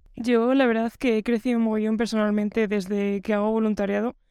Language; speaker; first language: Spanish; native; Spanish